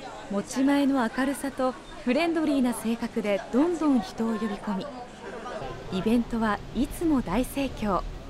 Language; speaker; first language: Japanese; native; Japanese